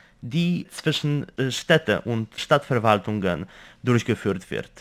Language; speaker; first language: German; non-native, fluent; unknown